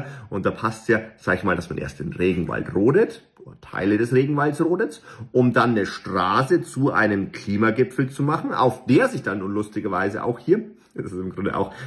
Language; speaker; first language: German; native; German